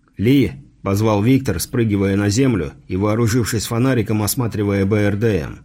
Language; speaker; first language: Russian; native; Russian